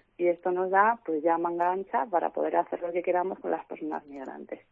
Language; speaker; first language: Spanish; native; Spanish